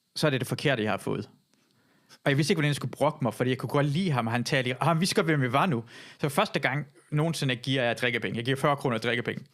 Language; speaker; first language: Danish; early bilingual, other home language; Persian